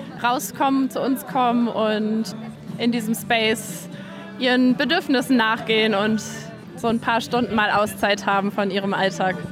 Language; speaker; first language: German; native; German